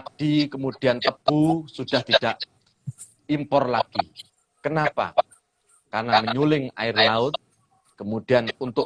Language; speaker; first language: Indonesian; non-native, local second language; Javanese